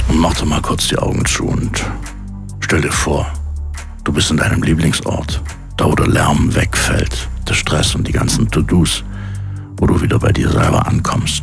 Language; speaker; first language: German; native; German